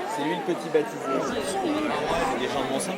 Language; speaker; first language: French; native; French